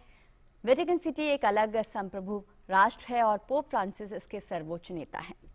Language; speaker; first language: Hindi; native; Hindi